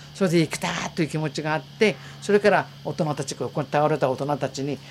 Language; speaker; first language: Japanese; native; Japanese